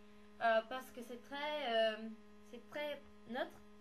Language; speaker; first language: French; non-native, learner; English